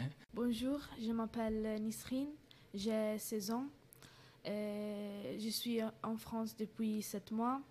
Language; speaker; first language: French; non-native, learner; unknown